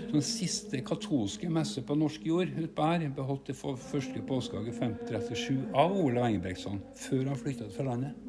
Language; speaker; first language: Norwegian; native; Norwegian